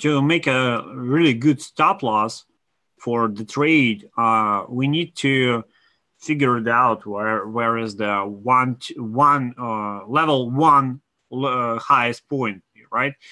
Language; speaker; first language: English; non-native, fluent; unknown